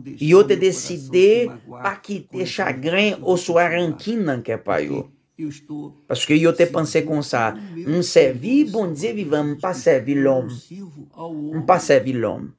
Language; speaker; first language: Haitian Creole; non-native, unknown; Portuguese